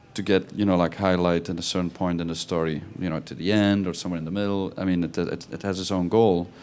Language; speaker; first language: English; non-native, fluent; Dutch